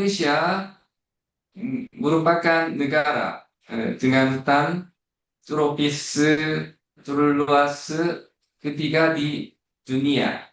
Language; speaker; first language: Indonesian; non-native, fluent; Korean